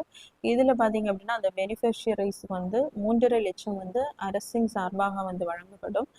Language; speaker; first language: Tamil; native; Tamil